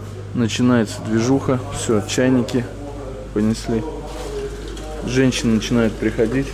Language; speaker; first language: Russian; native; Russian